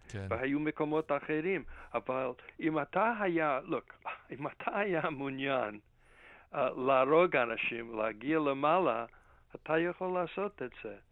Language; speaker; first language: Hebrew; non-native, fluent; English